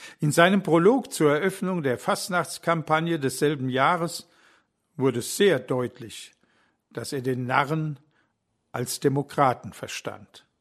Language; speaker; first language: German; native; German